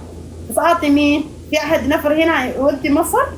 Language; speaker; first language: Arabic; native; Arabic